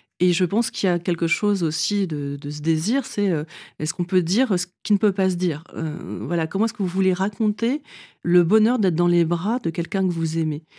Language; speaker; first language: French; early bilingual, other home language; Vietnamese